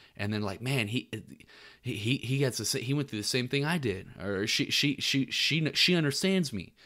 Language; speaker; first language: English; native; English